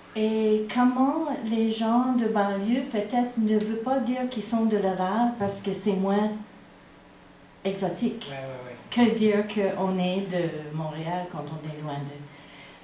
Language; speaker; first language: French; non-native, fluent; English